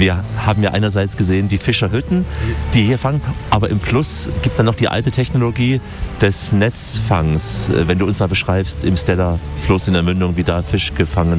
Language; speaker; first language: German; native; German